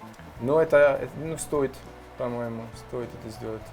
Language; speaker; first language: Russian; non-native, learner; French